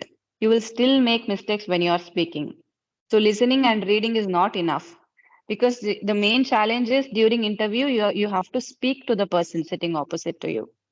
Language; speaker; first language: English; non-native, fluent; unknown